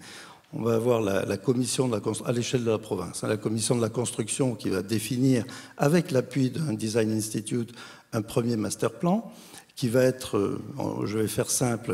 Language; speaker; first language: French; native; French